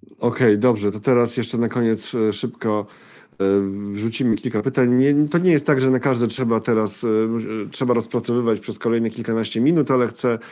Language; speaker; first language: Polish; native; Polish